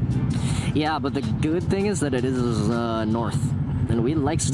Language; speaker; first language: English; native; English